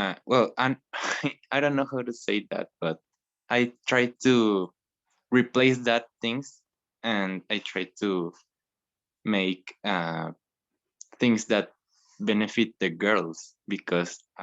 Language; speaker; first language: English; non-native, learner; Spanish